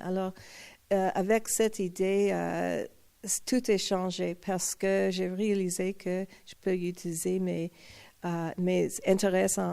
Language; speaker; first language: French; non-native, fluent; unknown